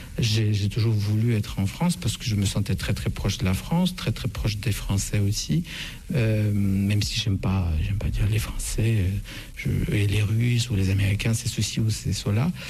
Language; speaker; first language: French; non-native, fluent; Russian